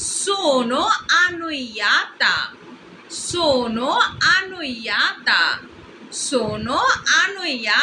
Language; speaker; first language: Italian; non-native, fluent; Bangla